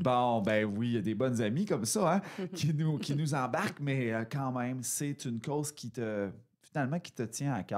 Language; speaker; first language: French; native; French